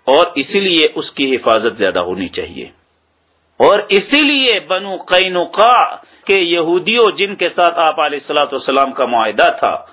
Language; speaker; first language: Urdu; native; Urdu